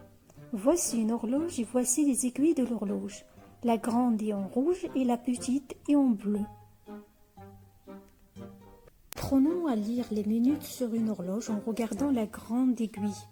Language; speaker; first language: French; non-native, local second language; Arabic